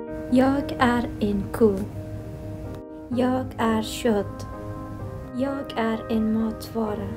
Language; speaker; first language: Swedish; non-native, learner; Persian